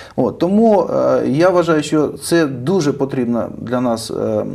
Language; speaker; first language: Ukrainian; native; Ukrainian